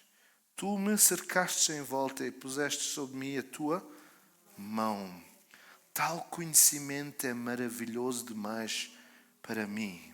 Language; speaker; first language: Portuguese; native; Portuguese